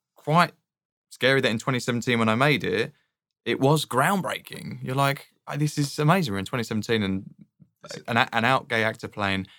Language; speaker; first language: English; native; English